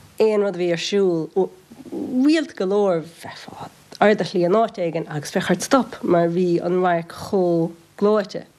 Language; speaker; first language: Irish; native; Irish